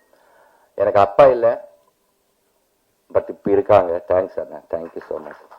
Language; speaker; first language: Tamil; non-native, learner; Telugu